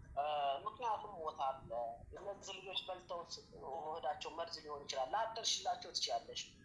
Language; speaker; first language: Amharic; native; Amharic